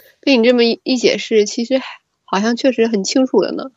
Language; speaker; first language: Chinese; native; Chinese